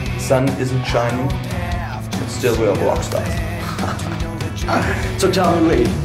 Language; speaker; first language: English; non-native, fluent; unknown